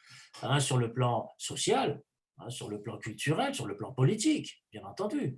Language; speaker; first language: French; native; French